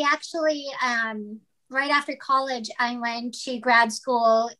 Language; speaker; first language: English; non-native, local second language; Filipino